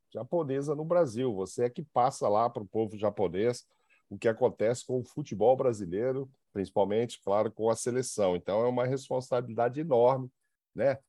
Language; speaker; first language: Portuguese; native; Portuguese